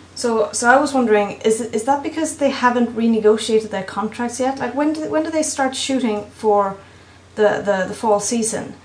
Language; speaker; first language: English; non-native, fluent; Swedish